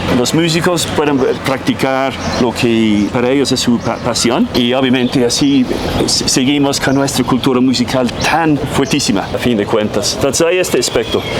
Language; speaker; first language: Spanish; non-native, fluent; English